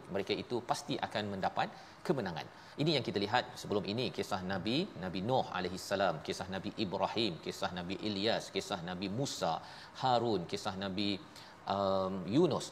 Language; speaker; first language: Malay; native; Malay